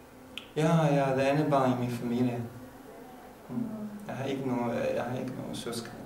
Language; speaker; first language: Danish; non-native, learner; Chinese